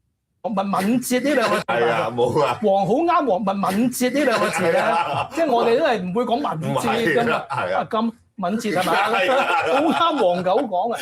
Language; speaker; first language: Chinese; native; Chinese